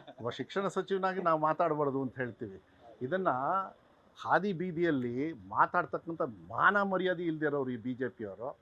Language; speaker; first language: Kannada; native; Kannada